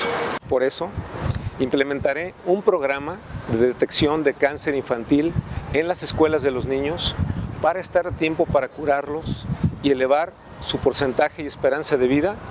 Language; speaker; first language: Spanish; native; Spanish